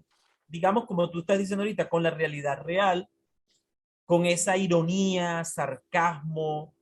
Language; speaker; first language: Spanish; native; Spanish